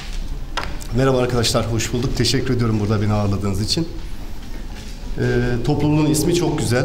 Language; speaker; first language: Turkish; native; Turkish